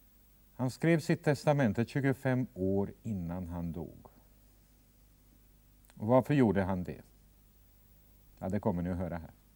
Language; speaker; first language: Swedish; non-native, fluent; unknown